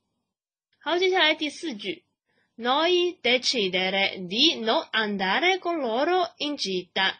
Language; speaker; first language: Italian; non-native, fluent; Chinese